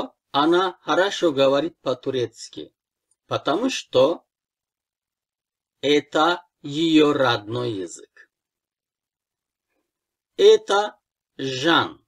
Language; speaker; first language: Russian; non-native, fluent; Turkish